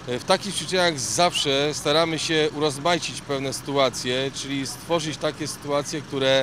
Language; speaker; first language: Polish; native; Polish